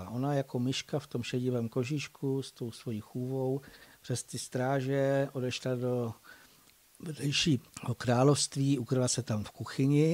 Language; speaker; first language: Czech; native; Czech